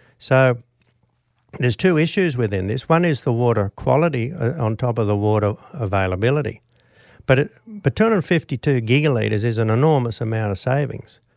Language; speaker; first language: English; native; English